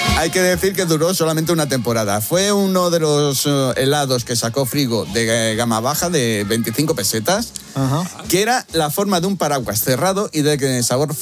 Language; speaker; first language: Spanish; native; Spanish